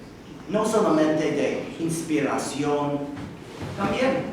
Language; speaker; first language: Spanish; non-native, fluent; English